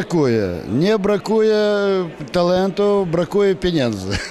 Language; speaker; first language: Polish; non-native, fluent; Ukrainian